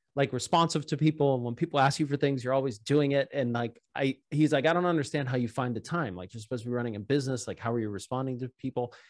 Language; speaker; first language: English; native; English